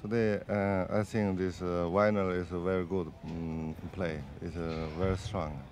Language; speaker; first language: English; non-native, learner; Chinese